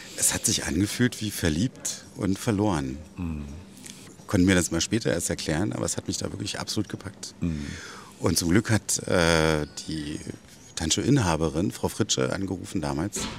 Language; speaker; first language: German; native; German